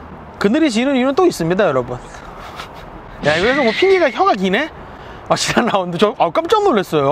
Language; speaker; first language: Korean; native; Korean